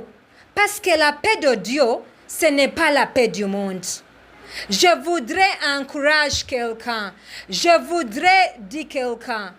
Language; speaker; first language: French; non-native, learner; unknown